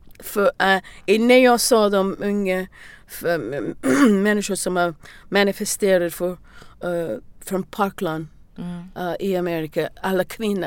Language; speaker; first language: Swedish; non-native, learner; English